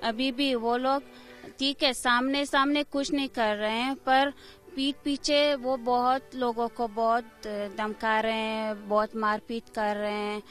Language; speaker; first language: Hindi; non-native, fluent; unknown